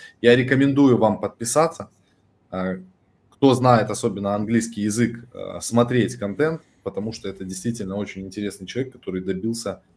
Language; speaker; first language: Russian; native; Russian